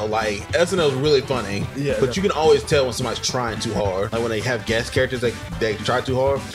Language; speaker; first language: English; native; English